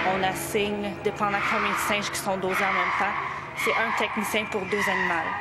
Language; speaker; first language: French; native; French